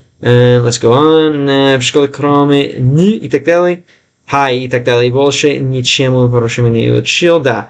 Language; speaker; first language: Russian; non-native, learner; English